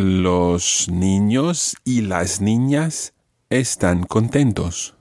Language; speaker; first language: Spanish; non-native, fluent; English